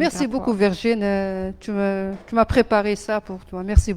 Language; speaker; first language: French; non-native, learner; Arabic